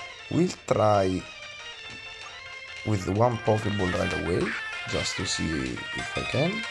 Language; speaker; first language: English; non-native, fluent; Italian